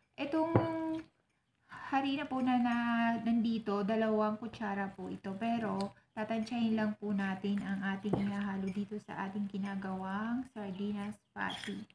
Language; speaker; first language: Filipino; non-native, local second language; Cebuano